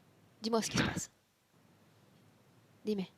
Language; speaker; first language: French; native; French